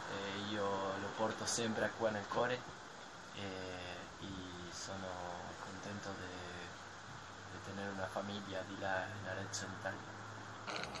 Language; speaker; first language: Italian; non-native, learner; Spanish